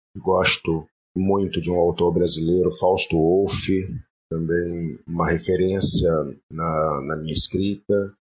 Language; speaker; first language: Portuguese; early bilingual, other home language; French